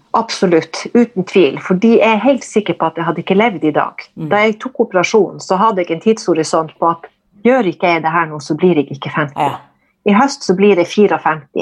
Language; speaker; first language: Norwegian; native; Norwegian